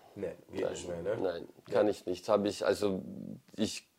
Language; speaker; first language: German; non-native, fluent; Ukrainian